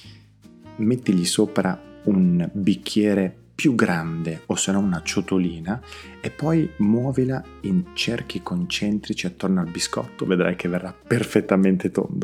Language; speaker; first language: Italian; native; Italian